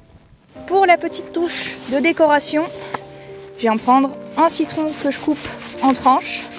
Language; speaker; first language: French; native; French